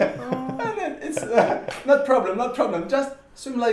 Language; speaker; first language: English; non-native, learner; Russian